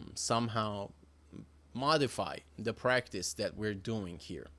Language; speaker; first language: English; non-native, fluent; Persian